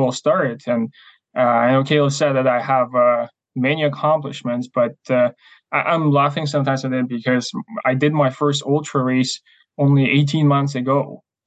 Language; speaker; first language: English; non-native, fluent; Ukrainian